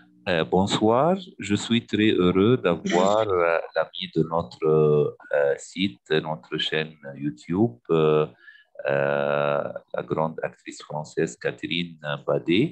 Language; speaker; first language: French; non-native, fluent; Arabic